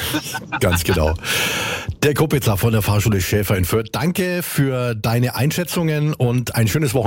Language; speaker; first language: German; native; German